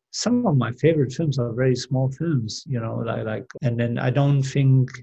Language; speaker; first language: English; non-native, fluent; German